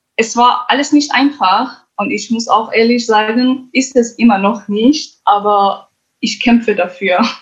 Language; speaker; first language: German; non-native, fluent; Kurdish